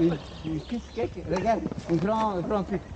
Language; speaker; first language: French; non-native, local second language; Dutch